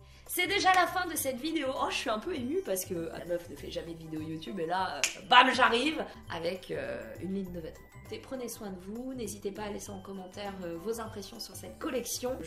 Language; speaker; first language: French; native; French